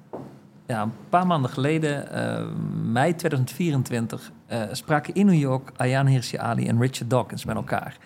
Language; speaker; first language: Dutch; native; Dutch